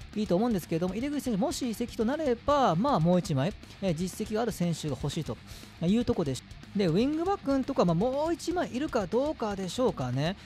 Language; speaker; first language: Japanese; native; Japanese